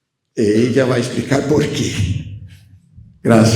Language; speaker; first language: Spanish; non-native, fluent; Portuguese